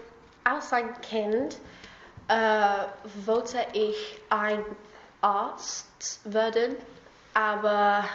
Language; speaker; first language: German; non-native, learner; English